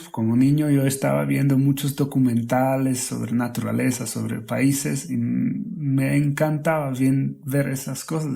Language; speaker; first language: Spanish; non-native, fluent; Hungarian